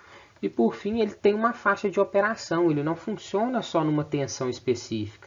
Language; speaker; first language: Portuguese; native; Portuguese